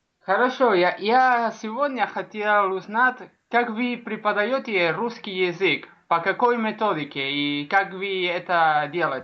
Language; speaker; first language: Russian; non-native, fluent; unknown